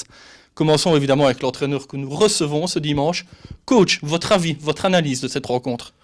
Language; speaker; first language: French; native; French